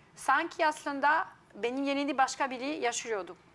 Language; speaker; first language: Turkish; non-native, fluent; French